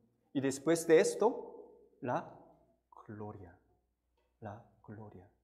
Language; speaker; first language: Spanish; non-native, fluent; Korean